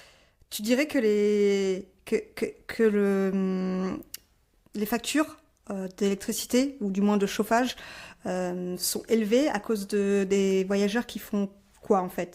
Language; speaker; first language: French; native; French